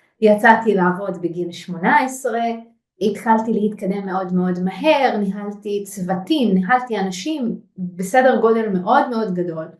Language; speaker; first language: Hebrew; non-native, local second language; Arabic